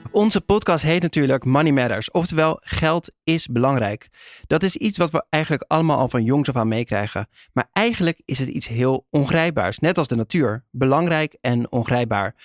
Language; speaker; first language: Dutch; native; Dutch